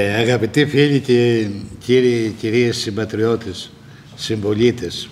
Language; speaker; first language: Greek; native; Greek